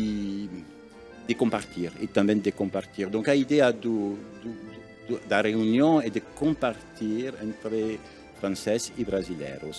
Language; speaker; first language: Portuguese; non-native, learner; French